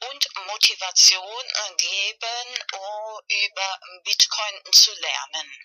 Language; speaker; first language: German; non-native, learner; Spanish